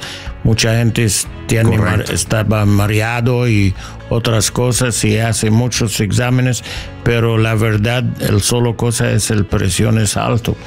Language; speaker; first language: Spanish; non-native, learner; English